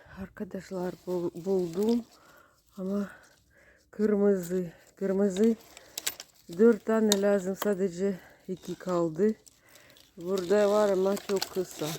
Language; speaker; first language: Turkish; non-native, learner; Russian